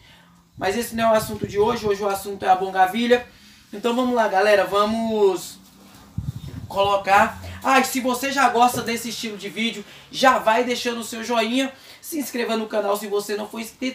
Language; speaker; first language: Portuguese; native; Portuguese